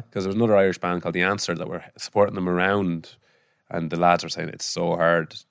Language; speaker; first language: English; native; English